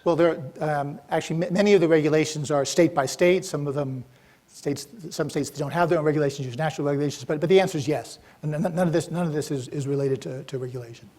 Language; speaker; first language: English; native; English